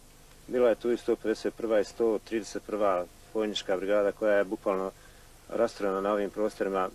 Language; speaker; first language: Bosnian; native; Bosnian